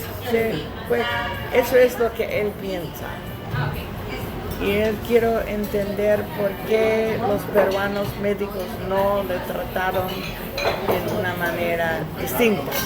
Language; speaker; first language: Spanish; non-native, learner; English